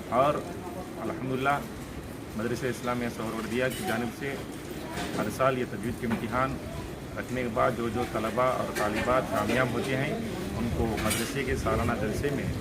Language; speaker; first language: Urdu; native; Urdu